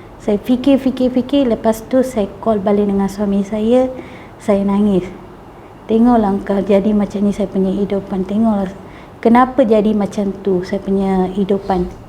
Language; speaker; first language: Malay; non-native, local second language; Tamil